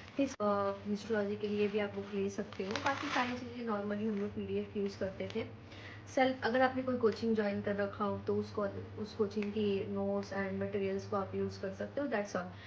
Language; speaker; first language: Hindi; native; Hindi